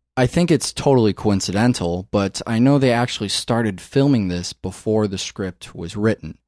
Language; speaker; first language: English; native; English